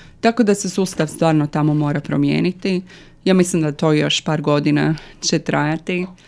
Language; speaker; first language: Croatian; early bilingual, other home language; English